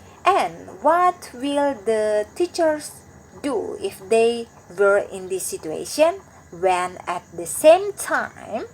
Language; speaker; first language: English; non-native, learner; Indonesian